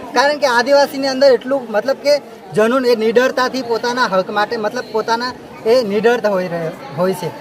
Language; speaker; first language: Gujarati; non-native, local second language; Rathawi